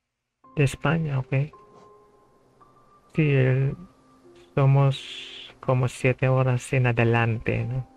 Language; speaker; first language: Spanish; non-native, fluent; Filipino